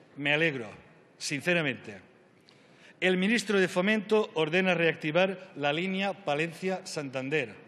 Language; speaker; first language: Spanish; native; Spanish